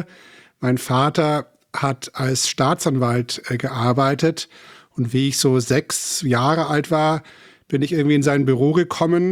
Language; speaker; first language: German; native; German